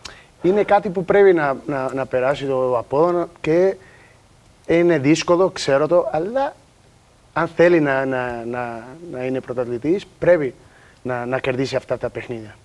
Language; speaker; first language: Greek; non-native, learner; Portuguese